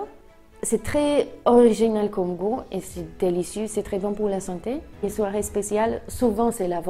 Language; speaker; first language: French; non-native, fluent; Polish